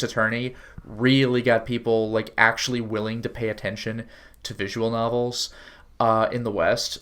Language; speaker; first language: English; native; English